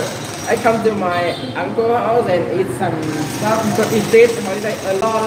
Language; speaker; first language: English; non-native, learner; Vietnamese